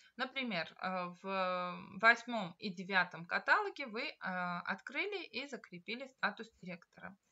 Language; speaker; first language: Russian; non-native, local second language; Armenian